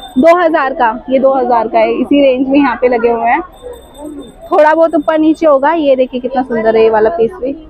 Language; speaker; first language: Hindi; native; Hindi